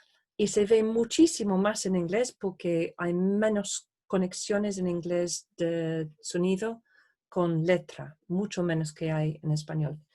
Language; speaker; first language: Spanish; non-native, fluent; English